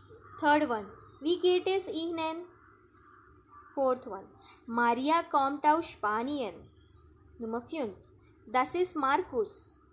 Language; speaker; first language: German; non-native, fluent; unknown